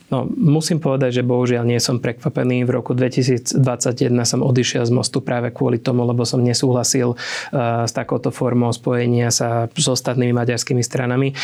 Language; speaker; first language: Slovak; non-native, local second language; Hungarian